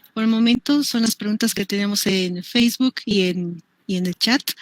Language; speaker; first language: Spanish; native; Spanish